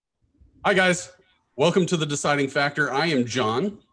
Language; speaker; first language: English; native; English